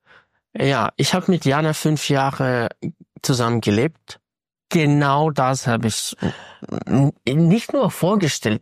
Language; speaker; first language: German; non-native, fluent; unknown